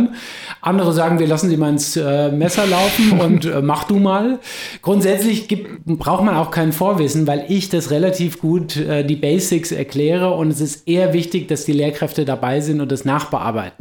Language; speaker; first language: German; native; German